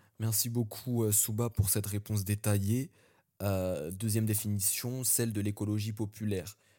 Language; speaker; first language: French; early bilingual, other home language; Arabic